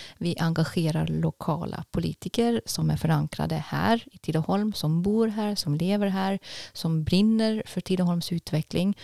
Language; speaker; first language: Swedish; non-native, fluent; German